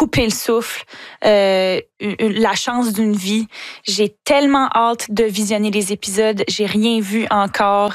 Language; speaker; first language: French; native; French